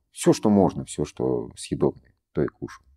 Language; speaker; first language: Russian; native; Russian